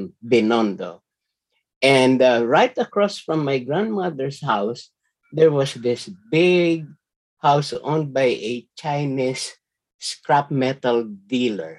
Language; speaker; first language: English; non-native, local second language; Filipino